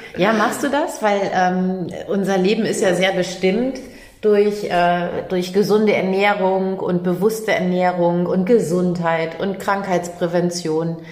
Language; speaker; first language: German; native; German